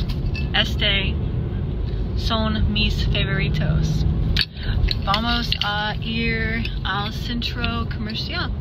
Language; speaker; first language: Spanish; non-native, learner; English